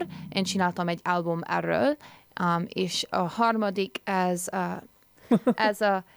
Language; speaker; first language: Hungarian; non-native, learner; English